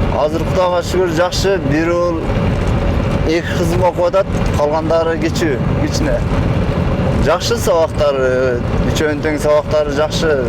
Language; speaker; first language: Kyrgyz; native; Kyrgyz